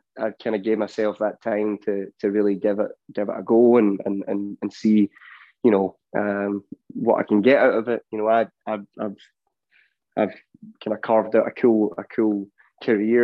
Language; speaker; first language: English; native; English